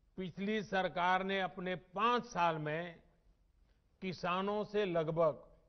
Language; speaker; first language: Hindi; non-native, local second language; Gujarati